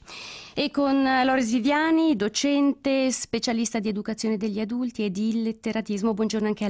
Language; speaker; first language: Italian; native; Italian